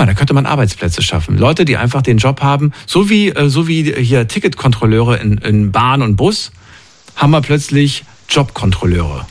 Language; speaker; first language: German; native; German